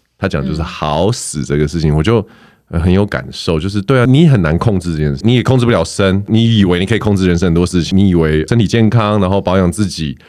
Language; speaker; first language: Chinese; native; Chinese